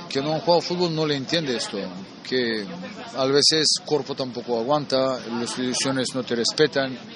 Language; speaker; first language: Spanish; non-native, fluent; Bulgarian